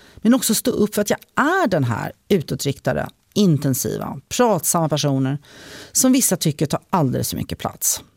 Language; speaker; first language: Swedish; early bilingual, other home language; French